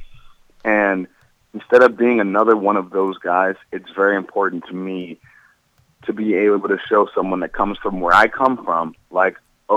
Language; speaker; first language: English; native; English